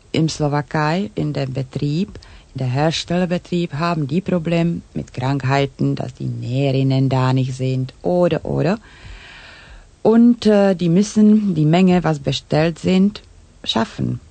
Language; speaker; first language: German; non-native, fluent; Czech